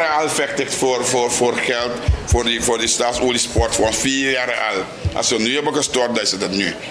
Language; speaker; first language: Dutch; non-native, local second language; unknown